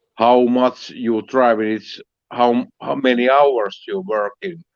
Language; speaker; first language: English; non-native, learner; Finnish